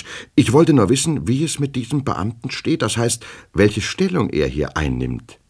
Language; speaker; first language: German; native; German